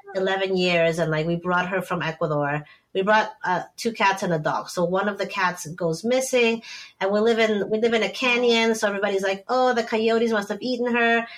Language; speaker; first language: English; non-native, fluent; Spanish